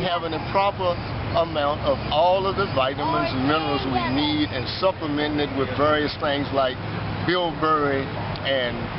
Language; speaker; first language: English; native; English